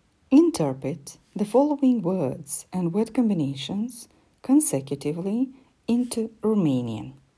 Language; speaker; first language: English; non-native, fluent; Romanian